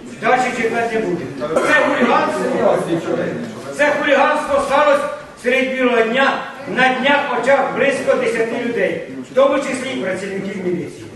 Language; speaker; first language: Ukrainian; native; Ukrainian